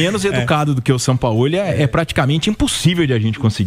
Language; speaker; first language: Portuguese; native; Portuguese